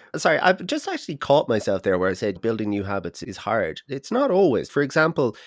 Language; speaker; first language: English; native; English